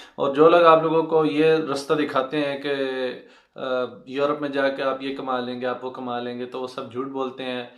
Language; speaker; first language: Hindi; non-native, local second language; Punjabi